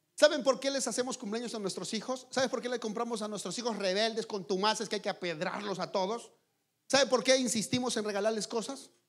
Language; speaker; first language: Spanish; native; Spanish